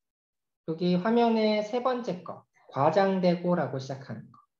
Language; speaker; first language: Korean; native; Korean